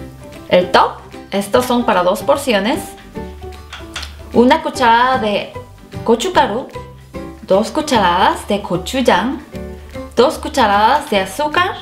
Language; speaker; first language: Spanish; non-native, fluent; Korean